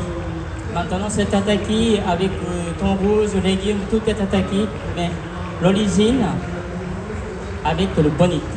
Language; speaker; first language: French; non-native, fluent; Japanese